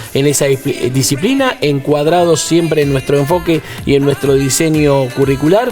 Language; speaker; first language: Spanish; native; Spanish